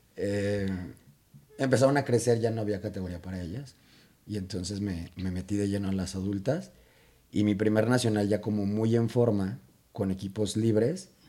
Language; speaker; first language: Spanish; native; Spanish